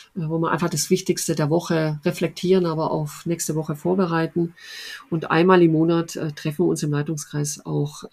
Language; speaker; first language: German; native; German